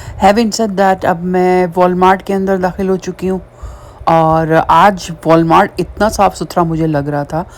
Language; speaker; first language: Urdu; native; Urdu